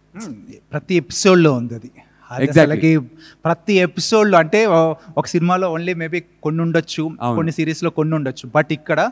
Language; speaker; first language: Telugu; native; Telugu